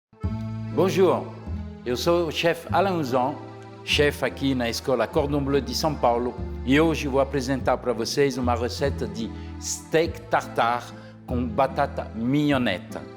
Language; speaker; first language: Portuguese; non-native, fluent; French